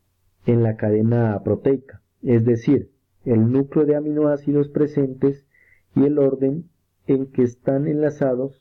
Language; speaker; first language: Spanish; native; Spanish